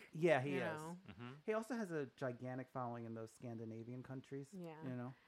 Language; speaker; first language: English; native; English